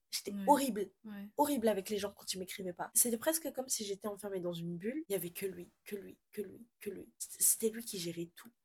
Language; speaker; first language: French; non-native, local second language; Malagasy